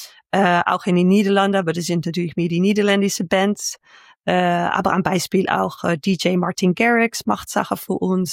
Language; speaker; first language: German; non-native, learner; Dutch